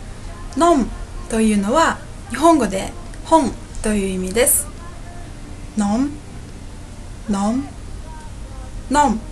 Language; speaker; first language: Japanese; non-native, fluent; Mongolian